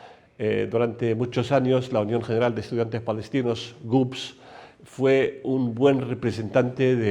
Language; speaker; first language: Spanish; non-native, fluent; Arabic